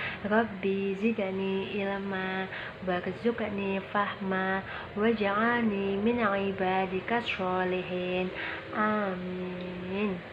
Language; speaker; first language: Indonesian; native; Indonesian